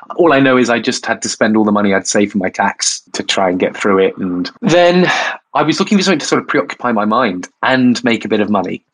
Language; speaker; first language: English; native; English